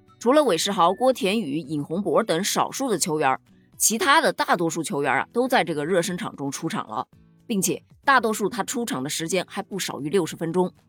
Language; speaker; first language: Chinese; native; Chinese